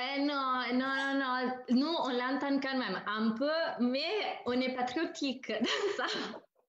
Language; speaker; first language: French; non-native, fluent; Italian